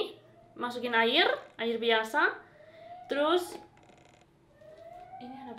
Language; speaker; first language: Indonesian; non-native, fluent; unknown